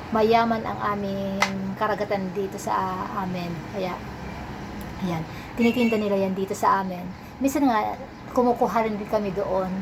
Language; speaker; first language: Filipino; non-native, local second language; Bikol